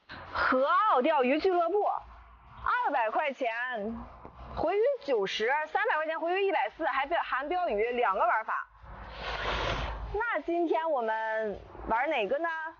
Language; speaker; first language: Chinese; native; Chinese